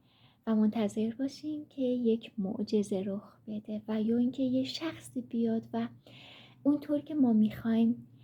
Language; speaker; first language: Persian; native; Persian